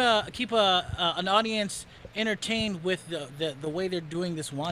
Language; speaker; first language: English; native; English